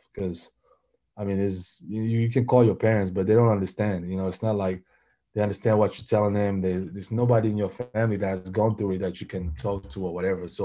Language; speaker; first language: English; non-native, local second language; French